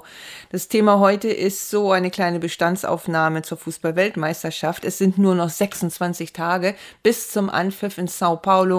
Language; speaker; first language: German; native; German